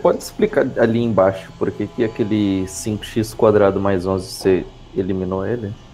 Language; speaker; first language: Portuguese; native; Portuguese